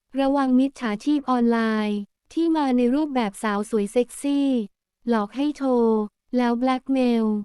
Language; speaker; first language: Thai; native; Thai